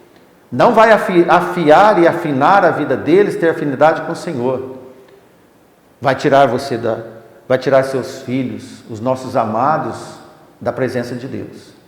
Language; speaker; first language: Portuguese; native; Portuguese